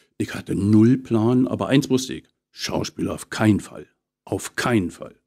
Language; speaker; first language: German; native; German